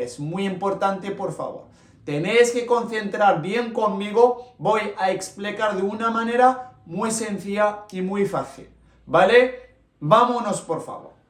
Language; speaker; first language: Spanish; non-native, local second language; Arabic